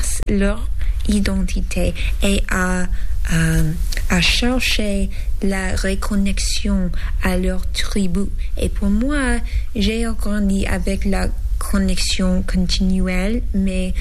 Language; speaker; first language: French; non-native, learner; English